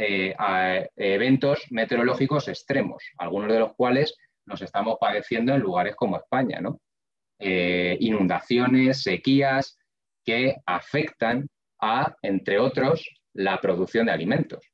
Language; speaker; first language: Spanish; native; Spanish